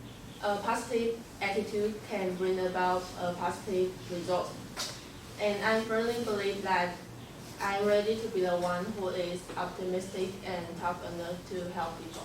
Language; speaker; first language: English; non-native, fluent; Chinese